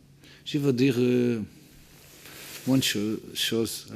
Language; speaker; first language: French; non-native, learner; Portuguese